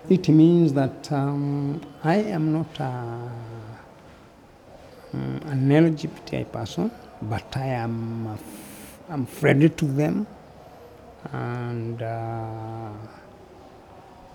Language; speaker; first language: English; non-native, local second language; Kikuyu